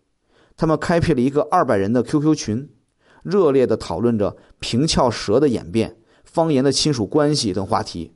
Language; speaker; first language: Chinese; native; Chinese